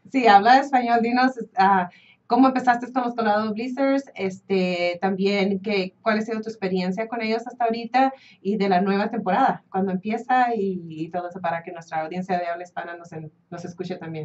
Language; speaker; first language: Spanish; early bilingual, heritage; Spanish